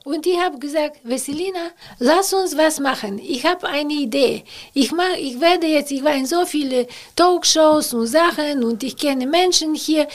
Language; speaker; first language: German; non-native, fluent; Bulgarian